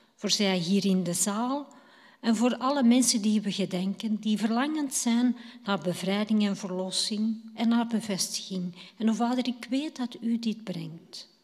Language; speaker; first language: Dutch; native; Dutch